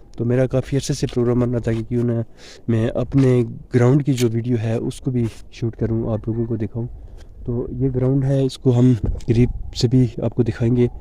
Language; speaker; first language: Urdu; non-native, local second language; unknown